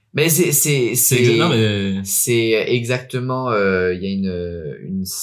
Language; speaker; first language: French; early bilingual, heritage; French